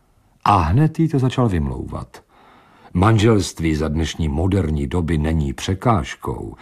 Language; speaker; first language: Czech; native; Czech